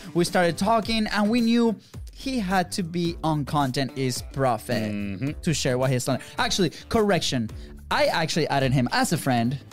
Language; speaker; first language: English; non-native, fluent; Spanish